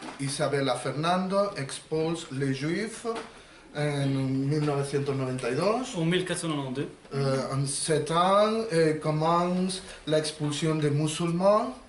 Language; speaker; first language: French; non-native, learner; Spanish